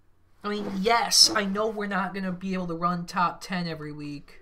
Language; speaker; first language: English; native; English